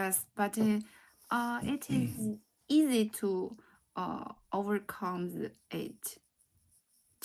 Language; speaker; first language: English; non-native, learner; Chinese